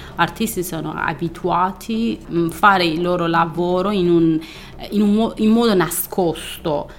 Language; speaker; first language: Italian; non-native, fluent; Persian